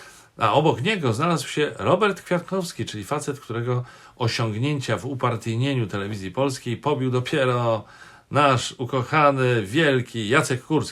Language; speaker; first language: Polish; native; Polish